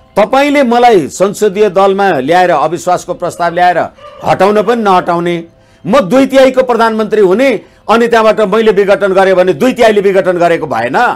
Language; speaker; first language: Nepali; native; Nepali